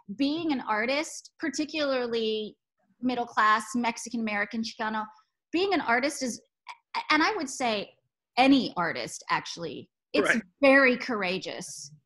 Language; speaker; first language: English; native; English